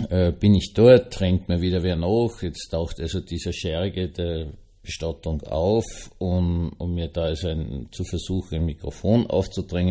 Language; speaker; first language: German; native; German